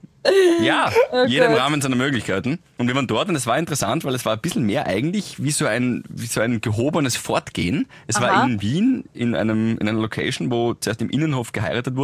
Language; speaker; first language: German; native; German